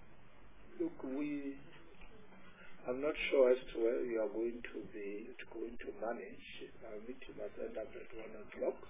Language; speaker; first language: English; non-native, local second language; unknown